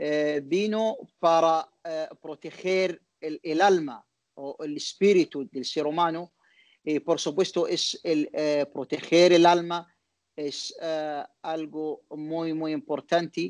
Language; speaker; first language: Spanish; non-native, learner; Arabic